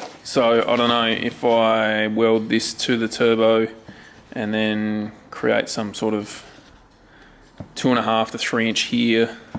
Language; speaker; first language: English; native; English